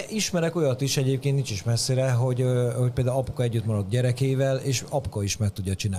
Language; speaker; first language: Hungarian; native; Hungarian